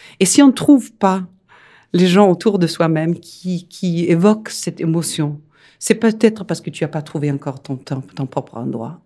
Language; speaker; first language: French; non-native, fluent; Danish